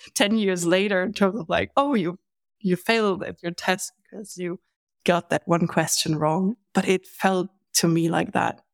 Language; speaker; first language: English; non-native, fluent; German